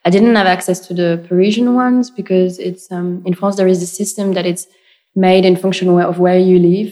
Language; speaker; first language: English; non-native, fluent; French